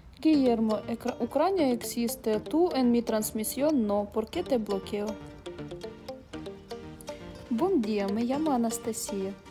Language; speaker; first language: Spanish; non-native, learner; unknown